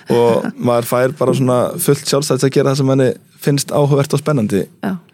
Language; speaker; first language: Icelandic; early bilingual, heritage; Icelandic